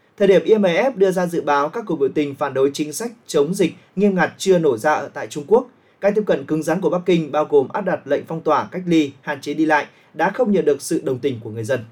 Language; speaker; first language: Vietnamese; native; Vietnamese